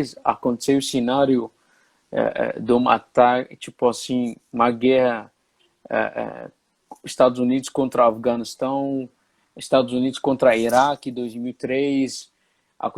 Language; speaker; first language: Portuguese; non-native, fluent; Arabic